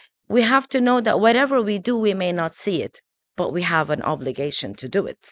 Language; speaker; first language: English; early bilingual, other home language; Arabic